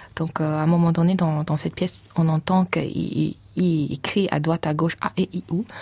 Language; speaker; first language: French; non-native, fluent; English